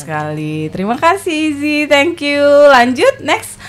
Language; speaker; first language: Indonesian; native; Indonesian